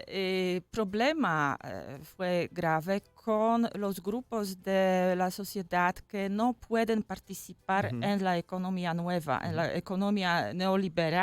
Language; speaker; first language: Spanish; non-native, fluent; Polish